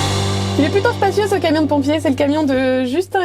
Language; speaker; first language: French; native; French